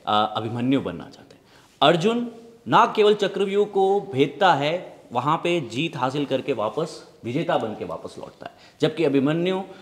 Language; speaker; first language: Hindi; native; Hindi